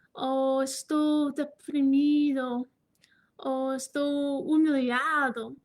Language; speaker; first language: Portuguese; non-native, fluent; English